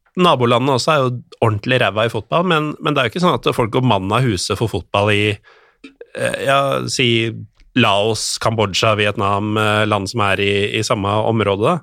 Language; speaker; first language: Norwegian; native; Norwegian